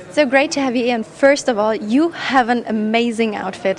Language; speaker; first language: English; non-native, fluent; German